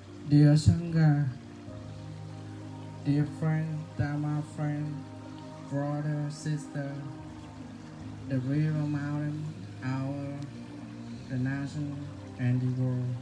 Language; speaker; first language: English; non-native, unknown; Vietnamese